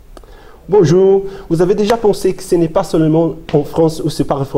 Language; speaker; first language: French; non-native, learner; Portuguese